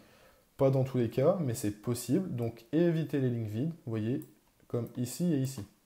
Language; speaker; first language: French; native; French